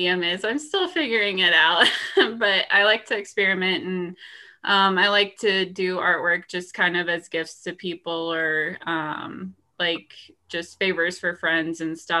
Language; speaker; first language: English; native; English